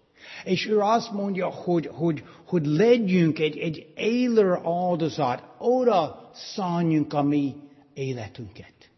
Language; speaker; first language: Hungarian; non-native, fluent; English